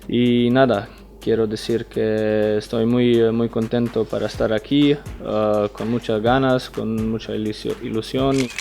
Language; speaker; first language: Spanish; non-native, fluent; Slovenian